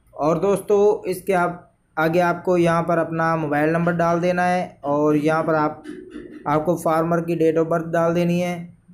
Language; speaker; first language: Hindi; native; Hindi